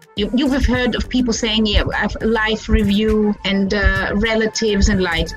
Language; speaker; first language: English; early bilingual, other home language; Croatian